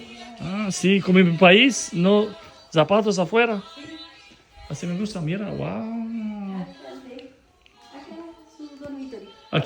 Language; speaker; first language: Spanish; non-native, learner; Albanian